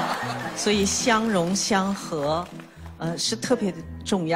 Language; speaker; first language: Chinese; native; Chinese